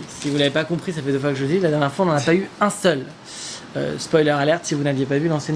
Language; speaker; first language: French; native; French